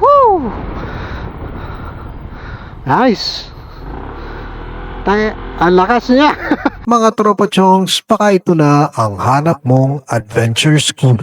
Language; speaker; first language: Filipino; native; Filipino